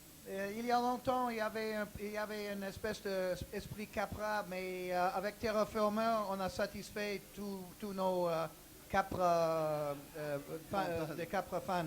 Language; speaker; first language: French; non-native, learner; English